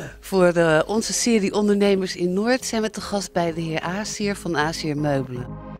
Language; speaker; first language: Dutch; native; Dutch